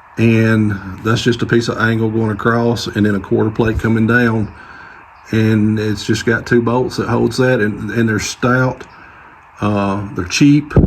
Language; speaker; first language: English; native; English